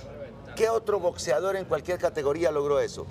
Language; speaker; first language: Spanish; native; Spanish